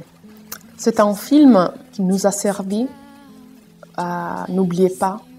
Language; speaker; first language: French; non-native, fluent; Italian